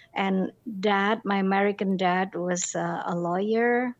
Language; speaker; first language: English; non-native, fluent; Indonesian